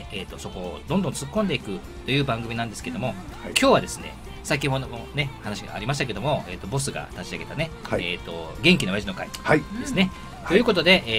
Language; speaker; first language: Japanese; native; Japanese